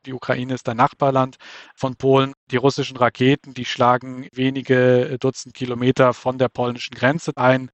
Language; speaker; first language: German; native; German